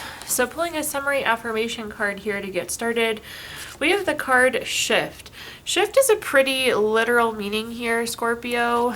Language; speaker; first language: English; native; English